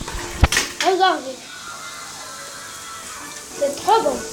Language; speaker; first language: French; non-native, learner; Arabic